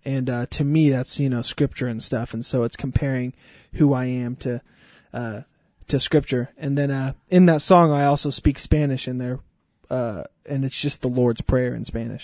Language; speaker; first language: English; early bilingual, other home language; Spanish